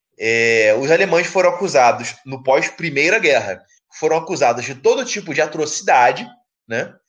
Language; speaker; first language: Portuguese; native; Portuguese